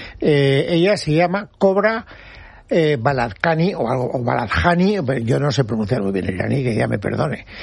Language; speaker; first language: Spanish; native; Spanish